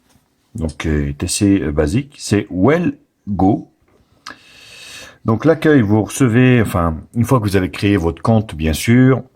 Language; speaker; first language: French; native; French